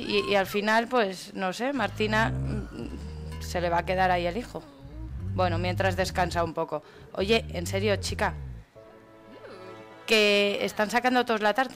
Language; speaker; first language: Spanish; native; Spanish